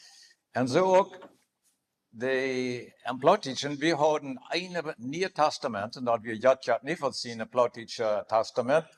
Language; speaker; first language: German; non-native, learner; Plautdietsch